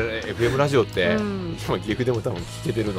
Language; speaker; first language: Japanese; native; Japanese